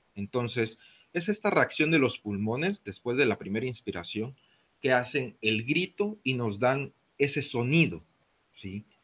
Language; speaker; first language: Spanish; native; Spanish